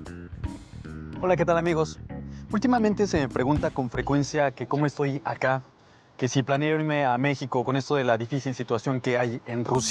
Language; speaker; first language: Spanish; native; Spanish